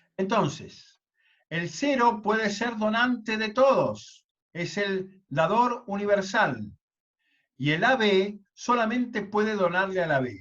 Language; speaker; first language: Spanish; native; Spanish